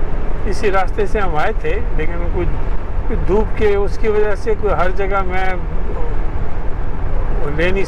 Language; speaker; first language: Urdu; non-native, local second language; Punjabi